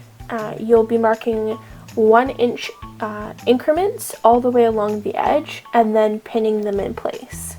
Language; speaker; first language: English; native; English